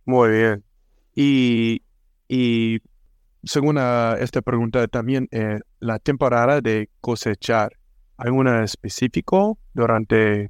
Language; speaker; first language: Spanish; non-native, fluent; English